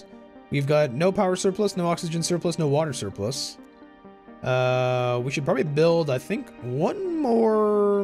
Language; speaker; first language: English; native; English